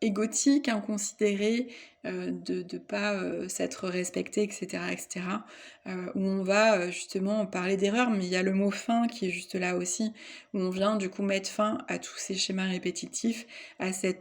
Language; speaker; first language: French; native; French